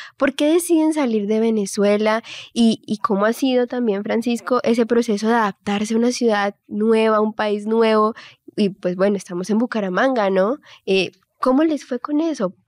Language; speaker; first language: Spanish; native; Spanish